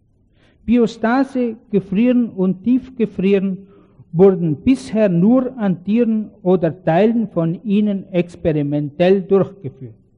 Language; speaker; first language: German; native; German